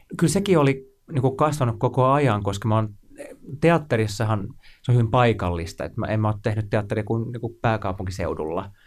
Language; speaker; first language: Finnish; non-native, local second language; Swedish